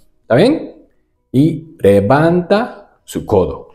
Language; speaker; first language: Spanish; non-native, learner; Japanese